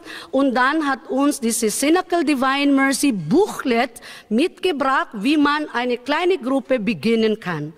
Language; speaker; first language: German; non-native, learner; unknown